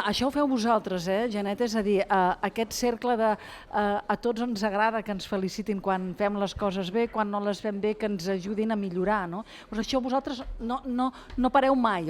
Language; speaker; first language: Catalan; native; Catalan